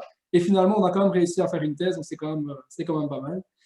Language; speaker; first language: French; native; French